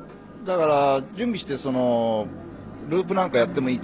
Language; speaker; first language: Japanese; native; Japanese